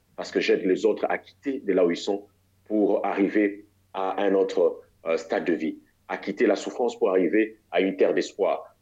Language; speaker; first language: French; non-native, local second language; Lingala